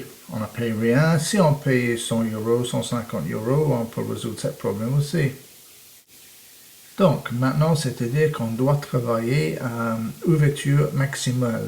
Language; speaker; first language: French; non-native, fluent; English